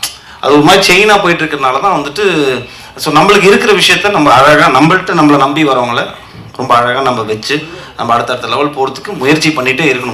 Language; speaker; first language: Tamil; native; Tamil